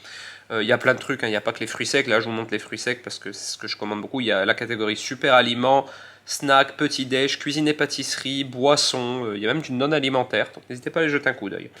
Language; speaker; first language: French; native; French